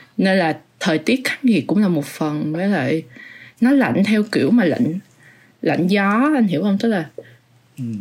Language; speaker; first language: Vietnamese; native; Vietnamese